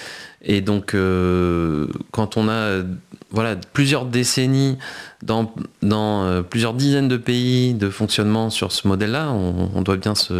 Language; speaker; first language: French; native; French